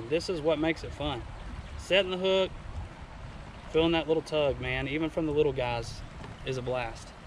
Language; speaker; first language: English; native; English